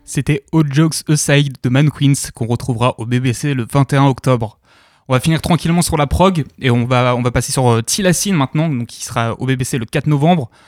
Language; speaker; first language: French; native; French